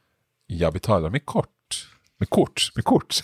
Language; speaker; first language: Swedish; non-native, learner; English